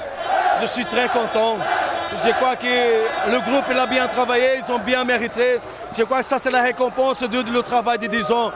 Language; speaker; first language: French; non-native, fluent; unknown